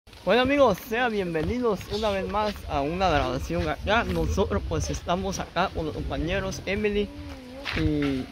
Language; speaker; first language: Spanish; native; Spanish